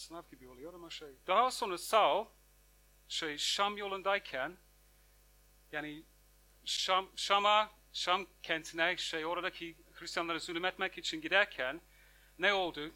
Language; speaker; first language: Turkish; non-native, fluent; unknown